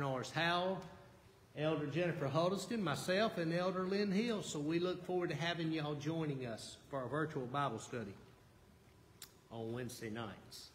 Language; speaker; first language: English; native; English